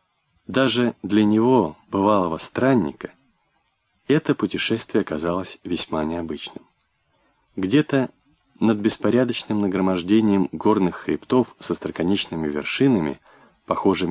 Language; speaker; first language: Russian; native; Russian